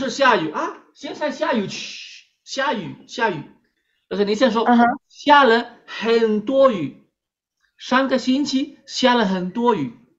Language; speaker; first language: Chinese; non-native, fluent; Spanish